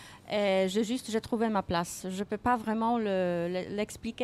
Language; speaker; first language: French; non-native, fluent; Polish